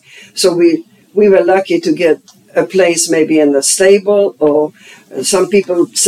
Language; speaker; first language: English; non-native, fluent; German